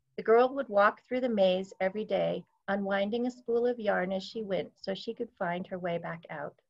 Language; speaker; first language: English; native; English